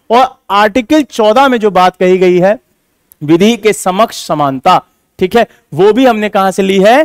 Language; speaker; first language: Hindi; native; Hindi